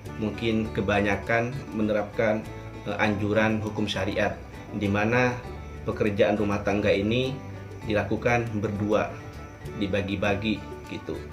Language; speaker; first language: Indonesian; native; Indonesian